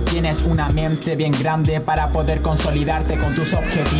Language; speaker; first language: Spanish; native; Spanish